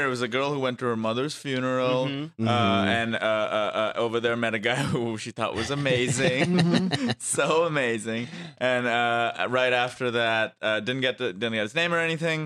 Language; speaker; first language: English; non-native, local second language; Hindi